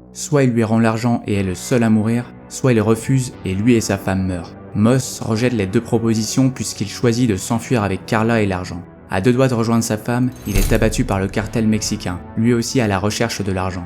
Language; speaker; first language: French; native; French